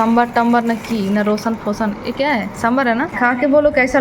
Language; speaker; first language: Hindi; non-native, local second language; Bangla